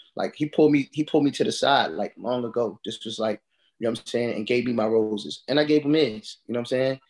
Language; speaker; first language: English; native; English